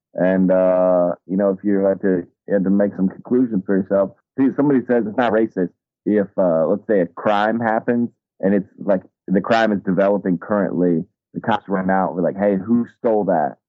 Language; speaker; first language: English; native; English